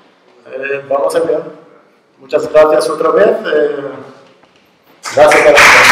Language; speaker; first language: Spanish; non-native, learner; Arabic